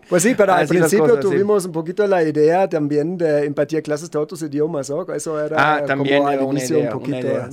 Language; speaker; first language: Spanish; non-native, fluent; German